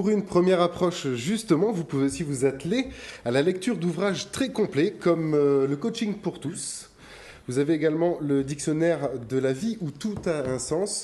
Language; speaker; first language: French; native; French